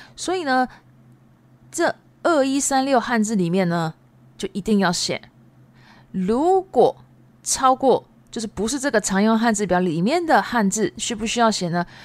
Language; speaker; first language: Chinese; native; Chinese